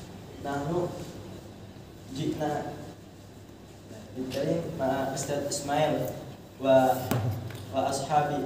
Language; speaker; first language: Arabic; non-native, learner; Indonesian